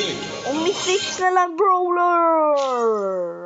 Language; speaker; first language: Swedish; early bilingual, other home language; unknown